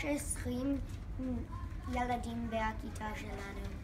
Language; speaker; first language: Hebrew; non-native, learner; English